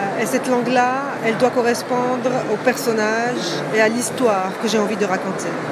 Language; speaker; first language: French; non-native, local second language; Arabic